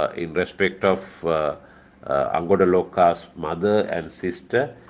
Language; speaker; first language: English; non-native, local second language; Sinhala